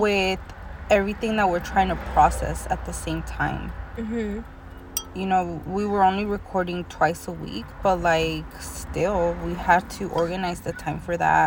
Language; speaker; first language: English; early bilingual, other home language; Spanish